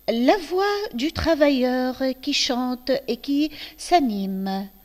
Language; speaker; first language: French; non-native, local second language; Arabic